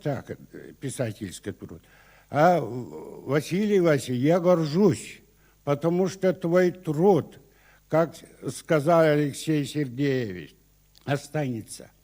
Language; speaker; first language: Russian; non-native, local second language; Yakut